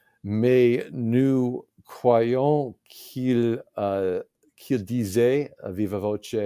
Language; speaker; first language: French; non-native, fluent; English